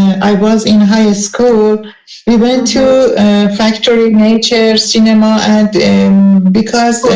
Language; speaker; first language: English; non-native, learner; Persian